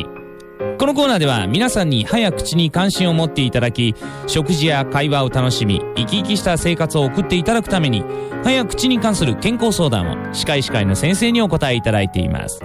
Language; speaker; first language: Japanese; native; Japanese